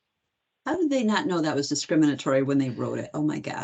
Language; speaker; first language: English; native; English